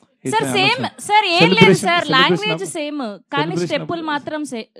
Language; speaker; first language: Telugu; native; Telugu